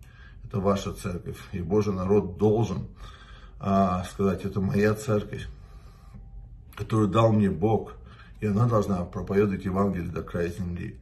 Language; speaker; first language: Russian; native; Russian